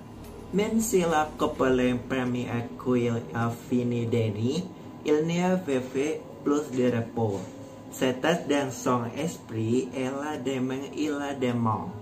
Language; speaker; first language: French; non-native, learner; Indonesian